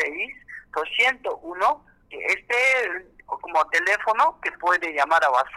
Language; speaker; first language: Spanish; non-native, learner; Korean